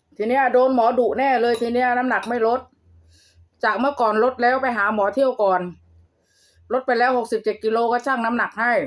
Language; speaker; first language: Thai; native; Thai